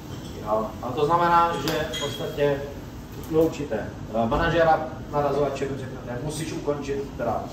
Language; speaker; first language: Czech; native; Czech